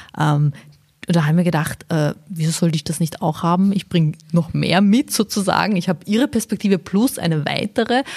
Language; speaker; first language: German; early bilingual, other home language; Bosnian